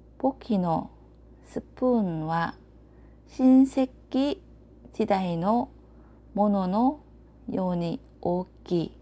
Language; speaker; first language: Japanese; non-native, learner; Korean